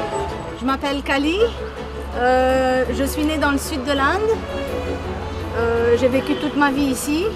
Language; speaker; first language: French; non-native, fluent; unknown